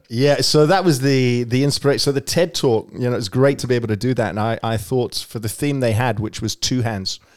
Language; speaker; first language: English; native; English